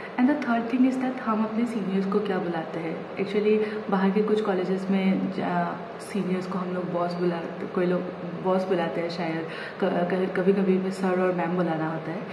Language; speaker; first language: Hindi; non-native, local second language; Assamese